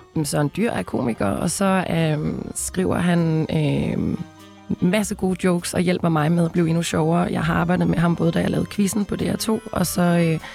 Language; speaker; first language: Danish; native; Danish